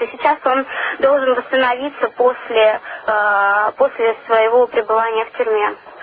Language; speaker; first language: Russian; native; Russian